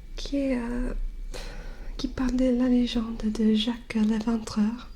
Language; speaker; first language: French; non-native, learner; English